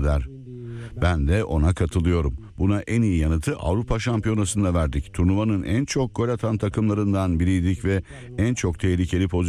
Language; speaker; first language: Turkish; non-native, fluent; Italian